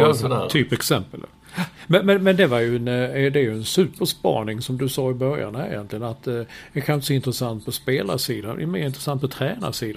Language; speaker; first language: Swedish; native; Swedish